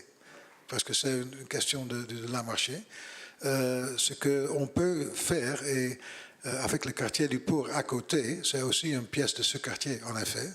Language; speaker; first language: French; non-native, learner; Dutch